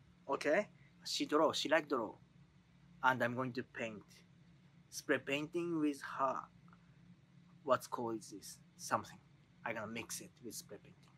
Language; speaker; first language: English; non-native, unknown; Japanese